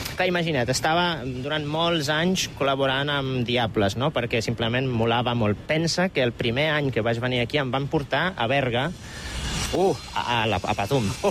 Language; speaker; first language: Catalan; non-native, fluent; Polish